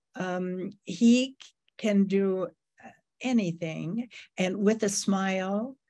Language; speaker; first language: English; native; English